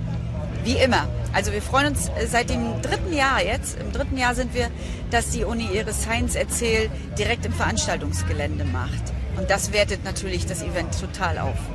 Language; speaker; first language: German; native; German